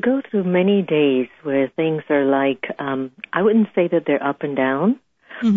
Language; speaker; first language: English; native; English